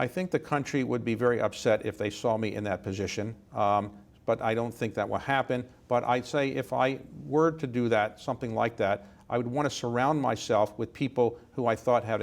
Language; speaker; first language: English; native; English